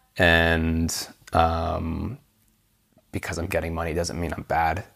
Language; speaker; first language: English; native; English